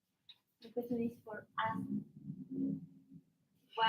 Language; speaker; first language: English; non-native, learner; Spanish